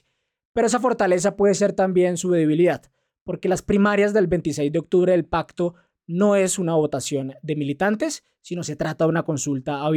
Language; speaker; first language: Spanish; native; Spanish